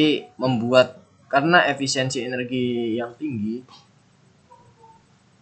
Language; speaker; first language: Indonesian; native; Indonesian